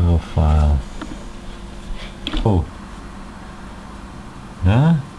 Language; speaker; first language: English; non-native, learner; Russian